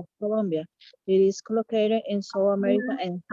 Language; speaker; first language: English; non-native, learner; Spanish